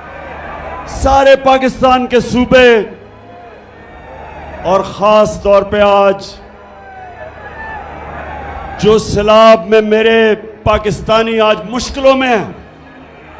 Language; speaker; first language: Urdu; native; Urdu